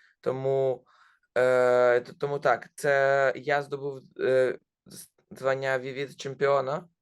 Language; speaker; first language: Ukrainian; non-native, local second language; Russian